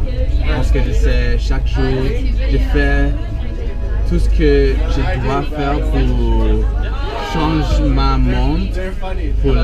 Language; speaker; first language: French; non-native, fluent; English